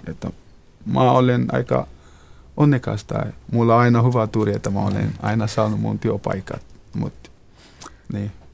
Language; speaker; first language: Finnish; non-native, fluent; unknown